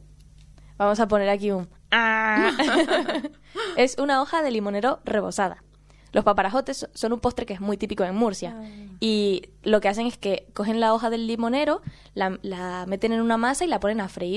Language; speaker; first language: Spanish; native; Spanish